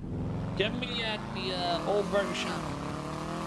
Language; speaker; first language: English; native; English